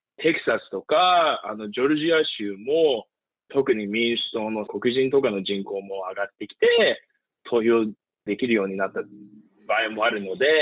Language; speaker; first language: Japanese; early bilingual, heritage; Japanese